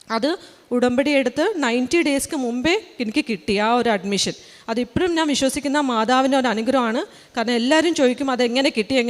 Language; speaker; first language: Malayalam; early bilingual, heritage; Malayalam